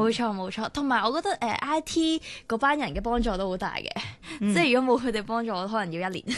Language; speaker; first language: Cantonese; native; Cantonese